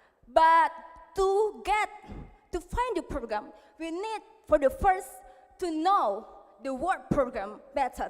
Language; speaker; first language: English; non-native, learner; Indonesian